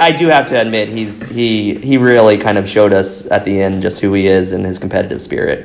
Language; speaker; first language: English; native; English